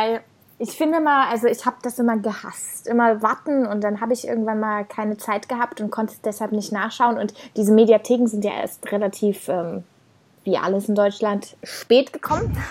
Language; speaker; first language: German; native; German